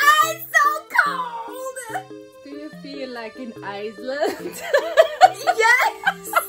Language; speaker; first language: English; non-native, fluent; German